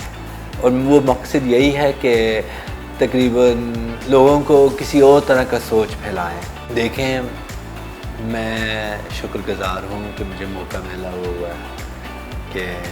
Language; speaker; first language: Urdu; early bilingual, heritage; Urdu